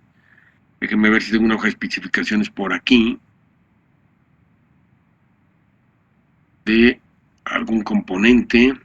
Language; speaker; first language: Spanish; native; Spanish